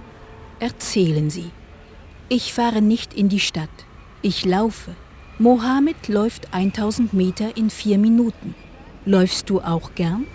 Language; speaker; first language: German; native; German